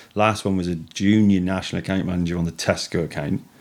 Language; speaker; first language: English; native; English